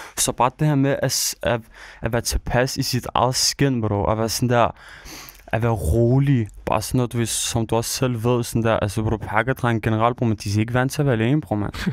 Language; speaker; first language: Danish; early bilingual, other home language; Albanian